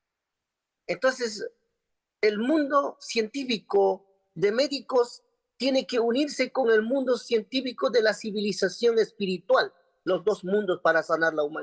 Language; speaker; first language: Spanish; non-native, local second language; Quechua